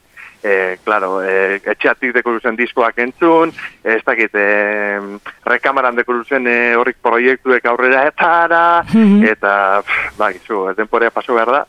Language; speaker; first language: Basque; native; Basque